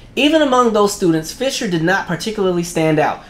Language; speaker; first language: English; native; English